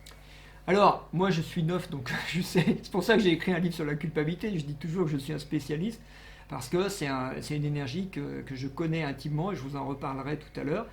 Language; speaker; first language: French; native; French